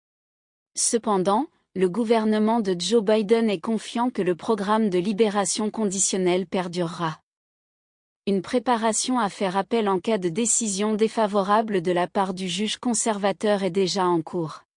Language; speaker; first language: French; non-native, local second language; Haitian Creole